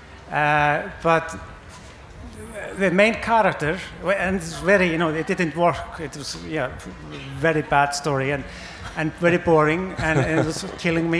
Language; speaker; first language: English; non-native, fluent; Icelandic